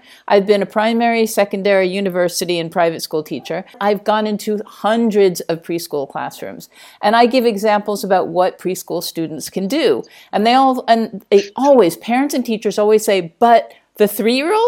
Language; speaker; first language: English; native; English